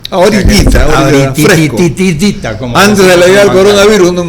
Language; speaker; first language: Spanish; native; Spanish